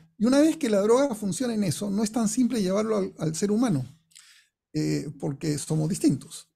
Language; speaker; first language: Spanish; non-native, fluent; English